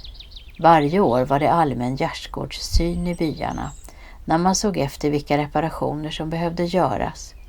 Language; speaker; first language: Swedish; native; Swedish